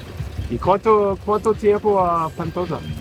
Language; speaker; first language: Spanish; non-native, learner; English